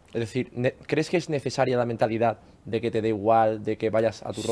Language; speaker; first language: Spanish; native; Spanish